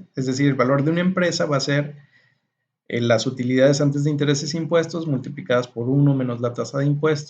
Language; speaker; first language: Spanish; native; Spanish